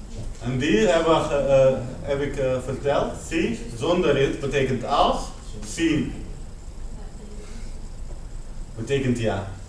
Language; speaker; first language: Dutch; non-native, fluent; Spanish